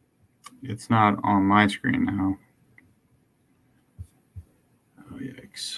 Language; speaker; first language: English; native; English